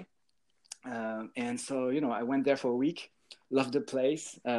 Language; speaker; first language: English; non-native, fluent; French